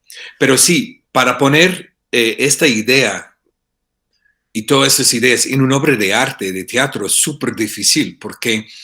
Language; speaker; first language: Spanish; non-native, fluent; English